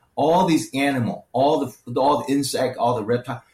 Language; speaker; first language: English; early bilingual, other home language; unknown